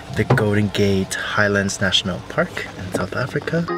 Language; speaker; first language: English; native; English